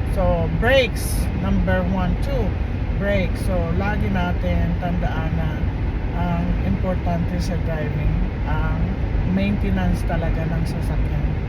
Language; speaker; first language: Filipino; non-native, local second language; Cebuano